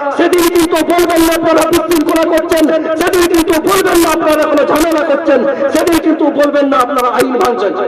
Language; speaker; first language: Bangla; non-native, local second language; Santali